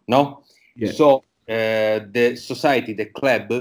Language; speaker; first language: English; non-native, learner; Italian